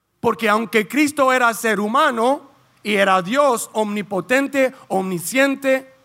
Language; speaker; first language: Spanish; early bilingual, heritage; Spanish